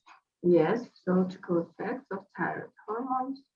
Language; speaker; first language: English; non-native, fluent; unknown